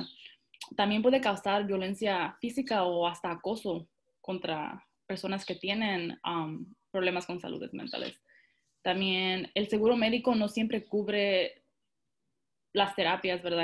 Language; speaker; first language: Spanish; early bilingual, heritage; Spanish